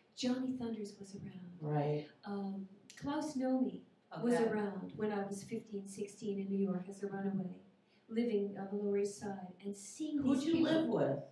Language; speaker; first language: English; native; English